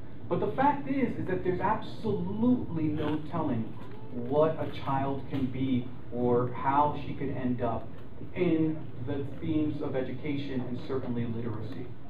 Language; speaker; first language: English; early bilingual, other home language; Spanish